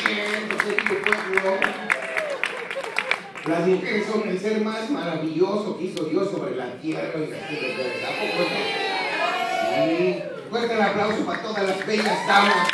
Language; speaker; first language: Spanish; native; Spanish